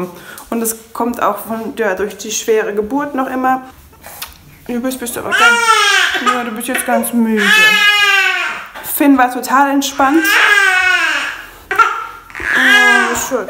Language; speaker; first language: German; native; German